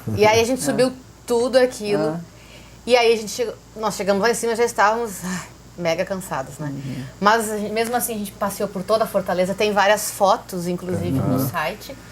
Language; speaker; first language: Portuguese; native; Portuguese